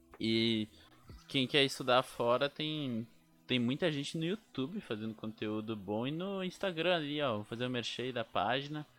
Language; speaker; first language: Portuguese; native; Portuguese